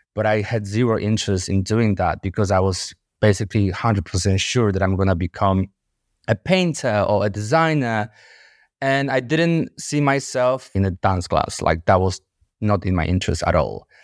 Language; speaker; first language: English; non-native, fluent; Polish